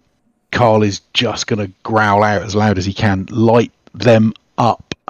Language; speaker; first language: English; native; English